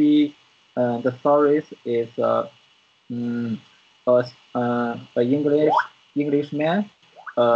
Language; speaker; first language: English; non-native, learner; Chinese